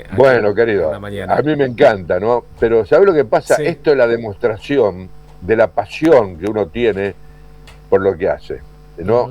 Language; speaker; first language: Spanish; native; Spanish